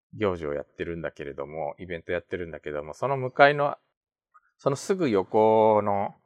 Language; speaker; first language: Japanese; native; Japanese